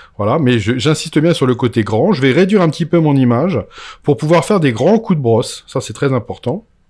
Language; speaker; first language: French; native; French